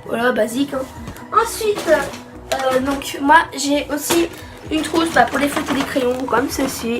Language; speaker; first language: French; native; French